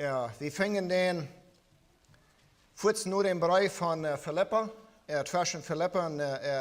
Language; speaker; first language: German; non-native, learner; Plautdietsch